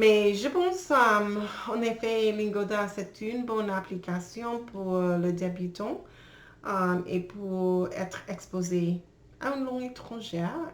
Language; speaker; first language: French; non-native, learner; English